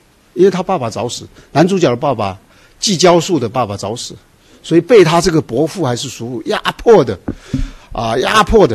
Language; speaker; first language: Chinese; native; Chinese